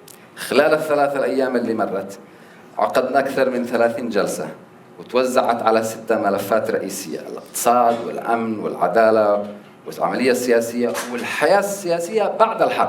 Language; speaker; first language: Arabic; native; Arabic